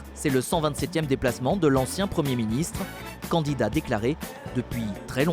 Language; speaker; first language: French; native; French